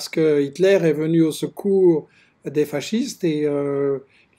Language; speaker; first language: French; native; French